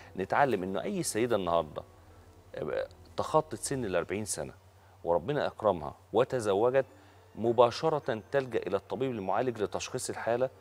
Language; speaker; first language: Egyptian Arabic; native; Egyptian Arabic